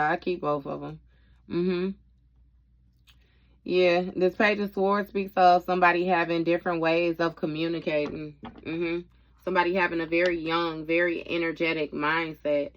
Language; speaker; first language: English; native; English